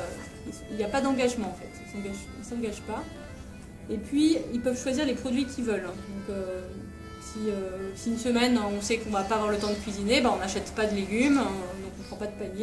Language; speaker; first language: French; native; French